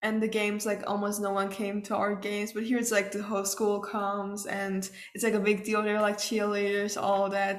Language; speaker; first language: English; non-native, fluent; German